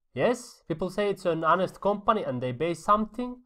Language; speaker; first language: English; non-native, fluent; Finnish